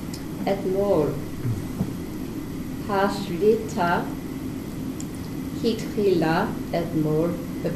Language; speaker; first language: Hebrew; non-native, learner; English